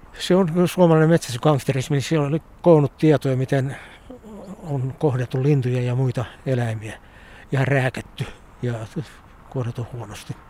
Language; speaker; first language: Finnish; native; Finnish